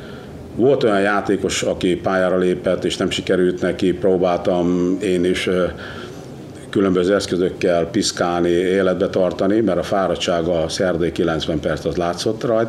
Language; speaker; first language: Hungarian; native; Hungarian